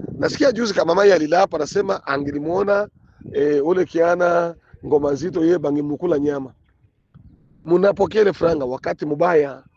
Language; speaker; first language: Swahili; native; Swahili